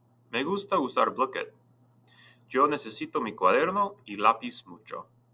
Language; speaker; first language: Spanish; non-native, fluent; English